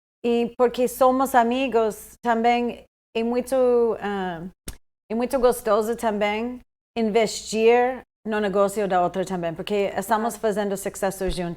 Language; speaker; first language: Portuguese; non-native, fluent; English